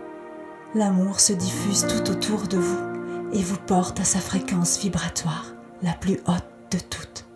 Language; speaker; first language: French; native; French